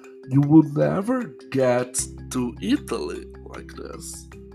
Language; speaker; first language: English; non-native, fluent; Portuguese